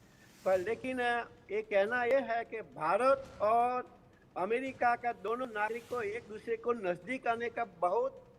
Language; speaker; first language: Hindi; non-native, local second language; Gujarati